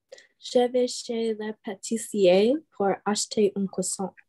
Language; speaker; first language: French; non-native, learner; English